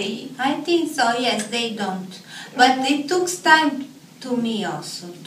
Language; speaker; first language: English; non-native, fluent; Italian